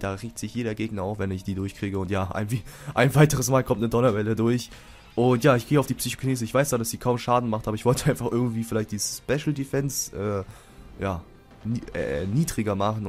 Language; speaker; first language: German; native; German